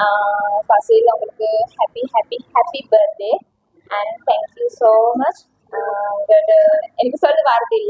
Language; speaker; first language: Tamil; non-native, local second language; Sinhala